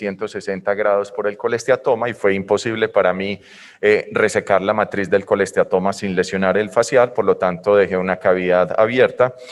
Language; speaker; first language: Spanish; native; Spanish